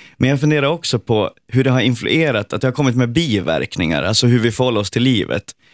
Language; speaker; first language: Swedish; native; Swedish